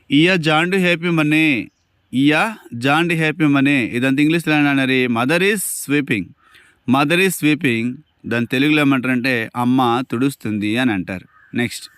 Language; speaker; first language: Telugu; non-native, local second language; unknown